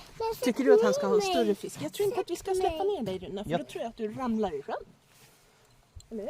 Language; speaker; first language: Swedish; native; Swedish